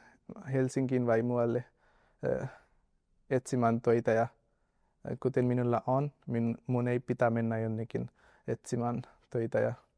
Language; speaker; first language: Finnish; non-native, learner; Nepali